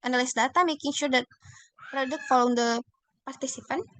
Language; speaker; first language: English; non-native, learner; Indonesian